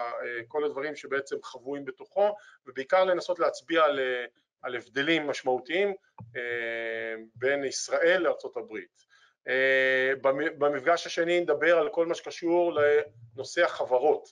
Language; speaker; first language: Hebrew; native; Hebrew